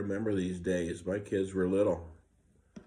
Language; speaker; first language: English; native; English